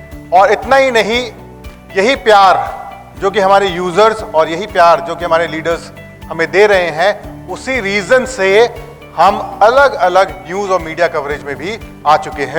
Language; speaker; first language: Hindi; native; Hindi